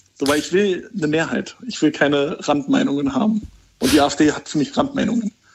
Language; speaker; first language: German; native; German